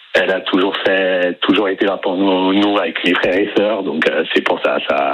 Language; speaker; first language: French; native; French